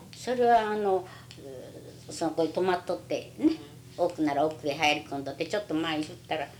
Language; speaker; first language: Japanese; native; Japanese